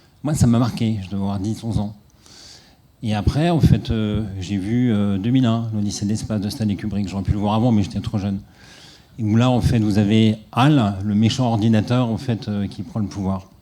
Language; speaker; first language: French; native; French